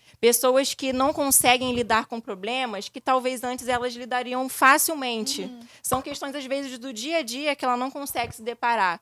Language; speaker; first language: Portuguese; native; Portuguese